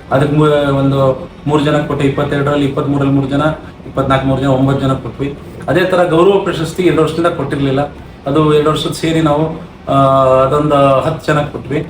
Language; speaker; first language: Kannada; non-native, local second language; Lambadi